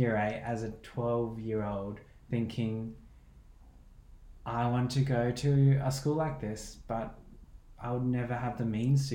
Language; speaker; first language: English; native; English